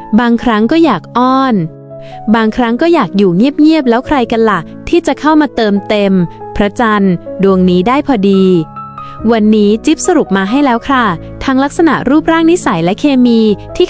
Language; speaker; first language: Thai; native; Thai